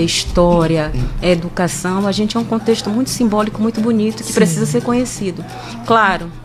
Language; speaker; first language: Portuguese; native; Portuguese